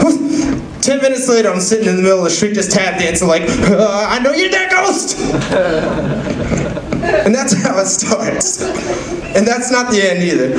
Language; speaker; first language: English; native; English